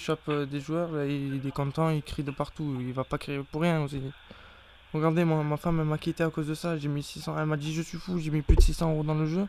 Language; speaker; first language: French; native; French